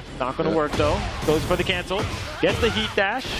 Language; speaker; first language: English; native; English